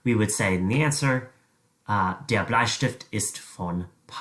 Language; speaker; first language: German; non-native, fluent; English